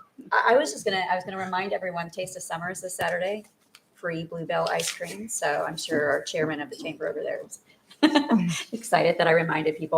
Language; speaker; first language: English; native; English